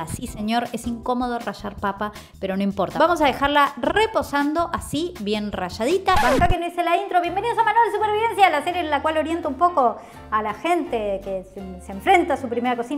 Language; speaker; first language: Spanish; native; Spanish